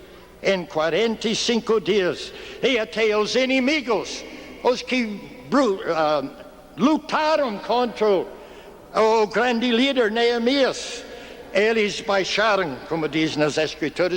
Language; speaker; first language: Portuguese; non-native, fluent; English